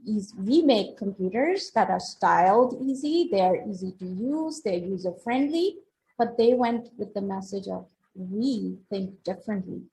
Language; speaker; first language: English; non-native, local second language; Hindi